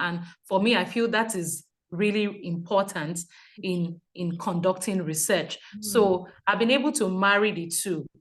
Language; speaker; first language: English; non-native, local second language; Yoruba